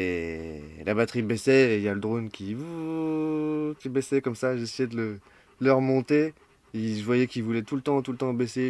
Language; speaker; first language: French; native; French